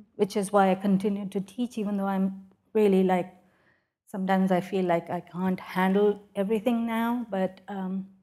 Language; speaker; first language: English; non-native, local second language; Urdu